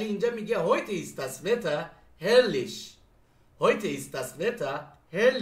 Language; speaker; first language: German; non-native, fluent; Persian